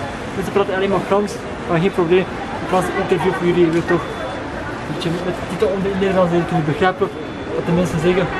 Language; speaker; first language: Dutch; non-native, local second language; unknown